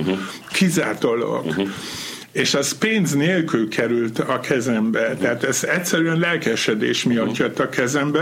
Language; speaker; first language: Hungarian; non-native, fluent; Dutch